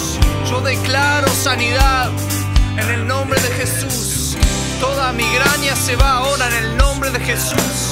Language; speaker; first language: Spanish; native; Spanish